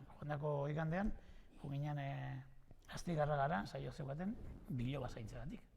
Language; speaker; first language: Basque; native; Basque